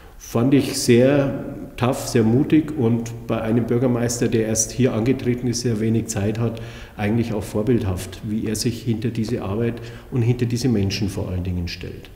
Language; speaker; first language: German; native; German